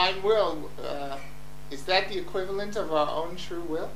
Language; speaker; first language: English; native; English